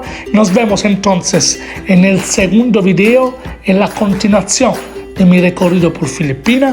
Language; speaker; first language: Spanish; non-native, fluent; Italian